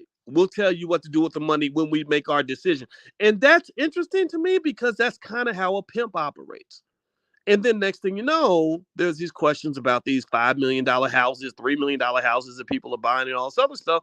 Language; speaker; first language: English; native; English